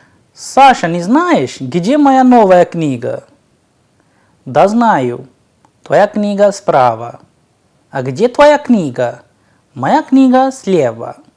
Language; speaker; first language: Russian; non-native, fluent; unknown